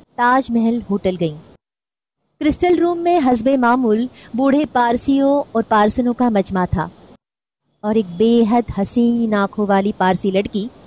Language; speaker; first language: Urdu; non-native, local second language; Marathi